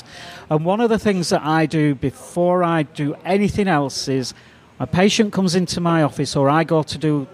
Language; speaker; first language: English; native; English